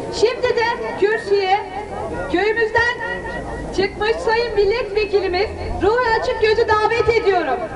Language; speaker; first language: Turkish; native; Turkish